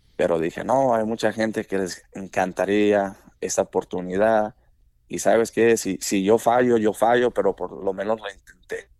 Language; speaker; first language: Spanish; early bilingual, heritage; Spanish